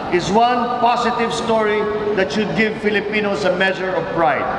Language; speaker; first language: English; non-native, local second language; Filipino